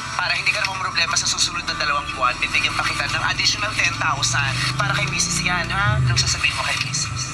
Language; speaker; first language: Filipino; native; Filipino